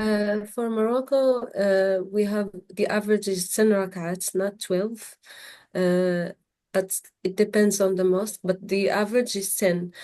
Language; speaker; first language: English; non-native, fluent; Arabic